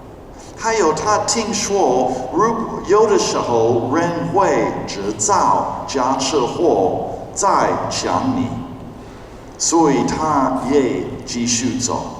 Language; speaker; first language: Chinese; non-native, fluent; English